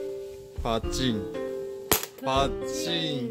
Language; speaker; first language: Japanese; native; Japanese